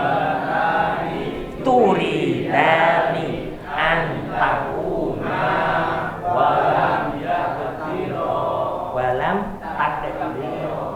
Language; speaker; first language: Arabic; non-native, fluent; Indonesian